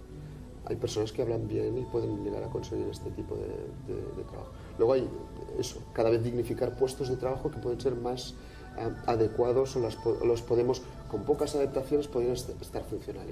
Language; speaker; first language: Spanish; non-native, local second language; Catalan